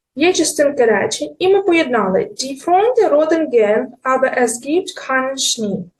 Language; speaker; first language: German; non-native, fluent; Ukrainian